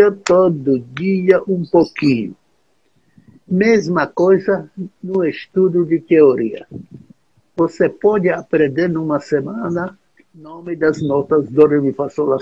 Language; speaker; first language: Portuguese; non-native, fluent; Czech